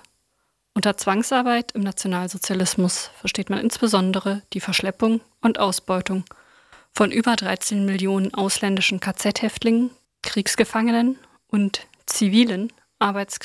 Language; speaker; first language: German; native; German